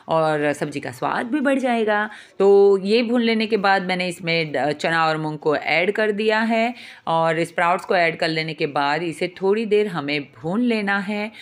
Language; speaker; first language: Hindi; non-native, local second language; Gujarati